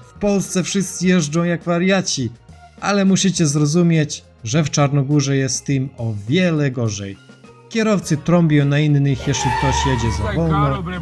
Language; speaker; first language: Polish; non-native, fluent; Serbian